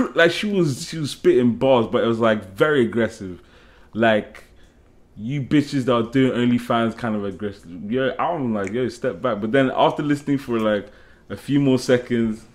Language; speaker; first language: English; native; English